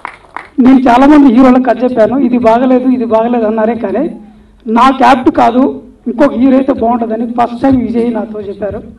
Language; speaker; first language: Telugu; native; Telugu